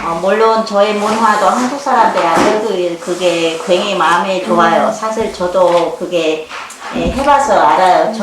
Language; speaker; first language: Korean; non-native, learner; Vietnamese